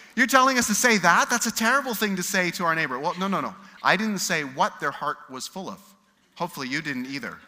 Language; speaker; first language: English; native; English